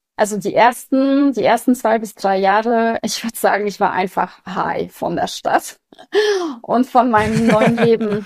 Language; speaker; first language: German; early bilingual, other home language; Russian